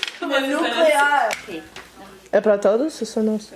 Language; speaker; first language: Portuguese; non-native, fluent; English